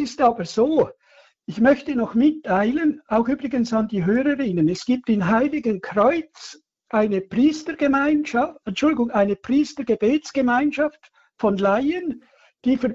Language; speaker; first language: German; native; German